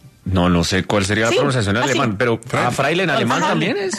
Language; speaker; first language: Spanish; native; Spanish